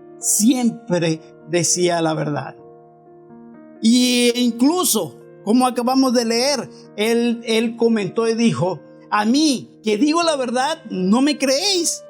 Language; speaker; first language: Spanish; native; Spanish